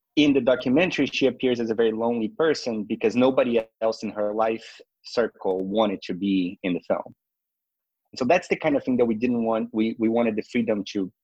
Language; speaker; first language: English; non-native, fluent; Portuguese